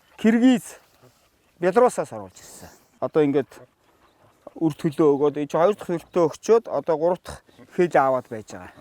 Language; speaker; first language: Mongolian; native; Mongolian